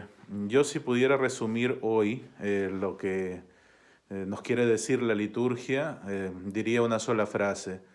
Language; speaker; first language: Spanish; native; Spanish